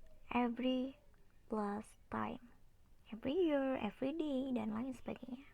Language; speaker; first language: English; non-native, fluent; Indonesian